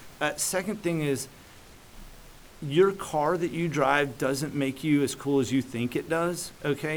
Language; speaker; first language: English; native; English